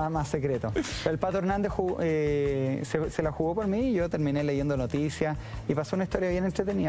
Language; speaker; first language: Spanish; native; Spanish